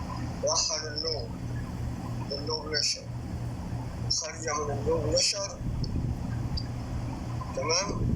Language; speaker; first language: Arabic; native; Arabic